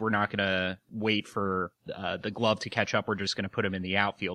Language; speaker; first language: English; native; English